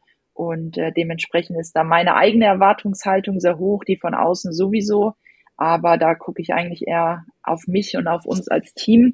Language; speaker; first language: German; native; German